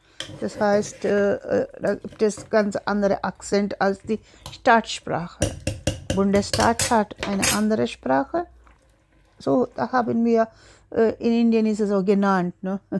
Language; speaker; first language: German; non-native, learner; Tulu